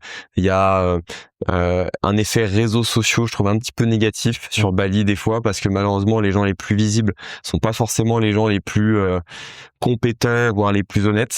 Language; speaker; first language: French; native; French